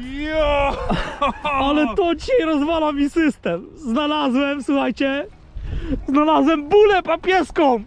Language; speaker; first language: Polish; native; Polish